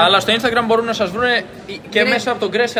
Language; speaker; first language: Greek; native; Greek